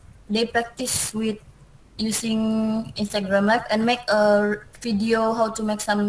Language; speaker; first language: English; non-native, learner; Indonesian